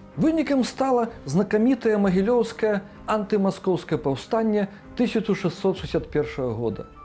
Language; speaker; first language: Belarusian; native; Belarusian